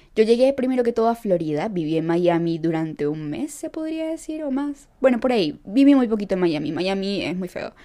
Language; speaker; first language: Spanish; native; Spanish